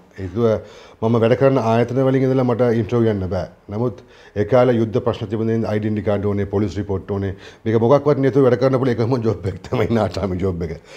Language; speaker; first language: Sinhala; non-native, local second language; Tamil